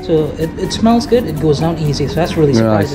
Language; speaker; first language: English; native; English